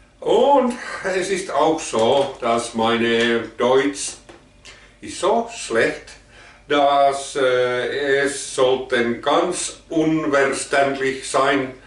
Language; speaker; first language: German; non-native, learner; Finnish